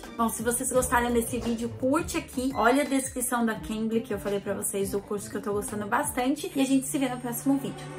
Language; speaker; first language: Portuguese; native; Portuguese